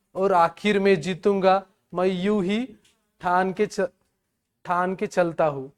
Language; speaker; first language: Hindi; non-native, local second language; Marathi